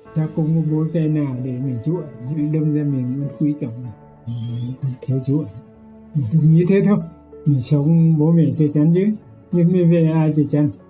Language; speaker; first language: Vietnamese; non-native, local second language; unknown